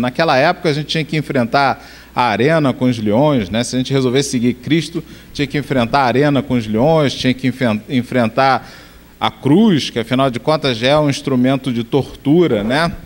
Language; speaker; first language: Portuguese; native; Portuguese